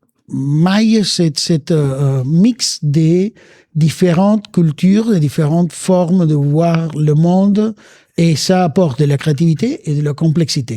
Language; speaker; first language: French; non-native, fluent; Spanish